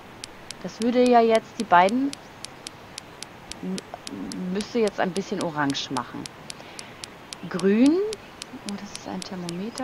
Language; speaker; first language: German; native; German